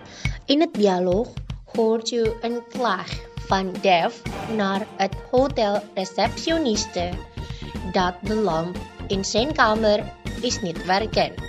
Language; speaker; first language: Dutch; non-native, learner; Indonesian